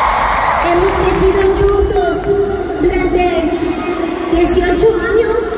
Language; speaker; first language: Spanish; non-native, fluent; Portuguese